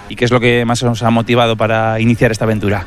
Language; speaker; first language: Spanish; native; Spanish